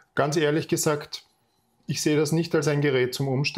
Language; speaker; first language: German; native; German